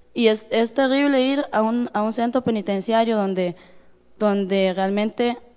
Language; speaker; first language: Spanish; non-native, local second language; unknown